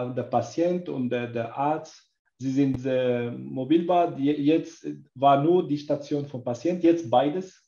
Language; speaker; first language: German; non-native, learner; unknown